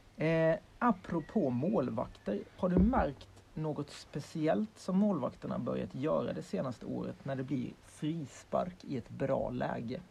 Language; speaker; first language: Swedish; native; Swedish